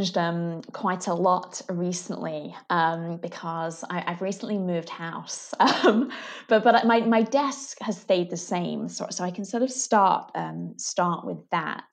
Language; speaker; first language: English; native; English